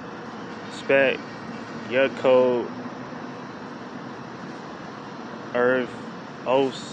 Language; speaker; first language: English; native; English